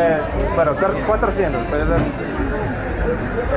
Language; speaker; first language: Spanish; non-native, fluent; English